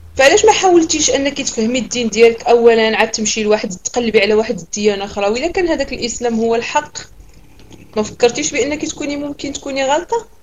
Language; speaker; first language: Arabic; native; Arabic